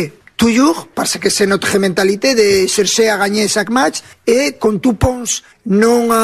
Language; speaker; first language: French; non-native, learner; Spanish